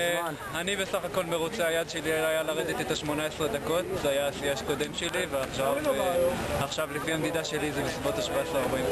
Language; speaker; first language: Hebrew; native; Hebrew